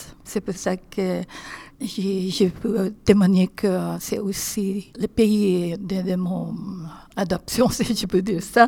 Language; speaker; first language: French; non-native, learner; Filipino